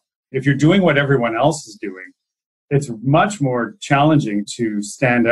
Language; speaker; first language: English; native; English